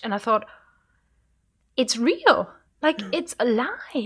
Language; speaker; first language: English; non-native, fluent; German